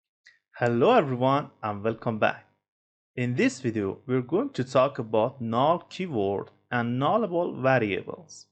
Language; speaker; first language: English; non-native, fluent; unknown